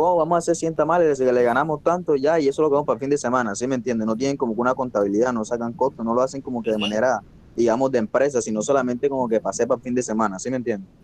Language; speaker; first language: Spanish; native; Spanish